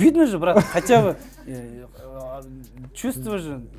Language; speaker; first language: Russian; non-native, learner; Kazakh